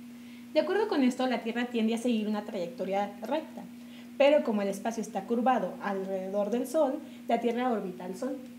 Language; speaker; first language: Spanish; native; Spanish